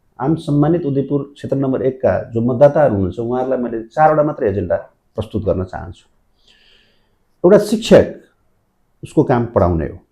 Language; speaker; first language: Nepali; native; Nepali